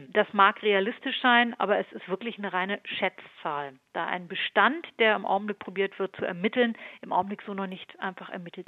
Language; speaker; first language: German; native; German